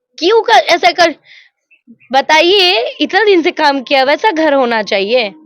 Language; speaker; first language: Hindi; non-native, local second language; Bangla